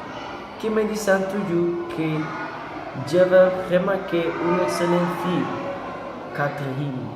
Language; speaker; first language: French; non-native, learner; Spanish